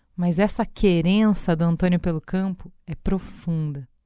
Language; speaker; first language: Portuguese; native; Portuguese